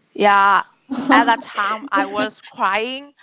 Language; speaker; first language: English; non-native, learner; Vietnamese